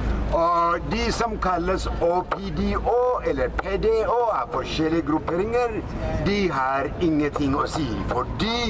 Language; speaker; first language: Norwegian; non-native, fluent; Oromo